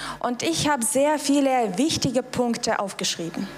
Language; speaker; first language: German; non-native, fluent; Russian